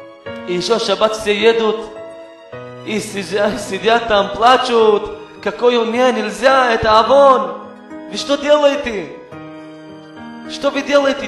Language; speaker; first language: Russian; non-native, learner; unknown